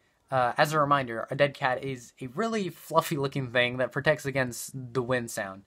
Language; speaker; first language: English; native; English